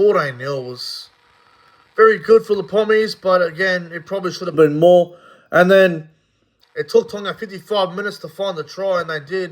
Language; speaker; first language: English; native; English